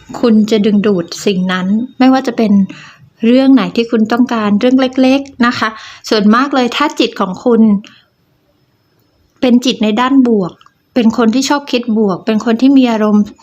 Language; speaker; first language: Thai; native; Thai